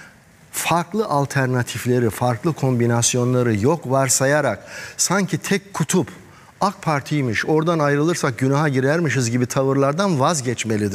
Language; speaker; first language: Turkish; native; Turkish